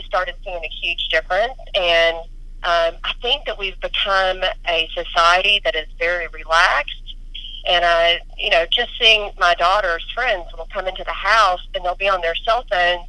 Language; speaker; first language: English; native; English